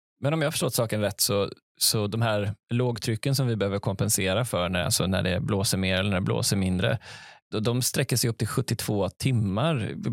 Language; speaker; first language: Swedish; native; Swedish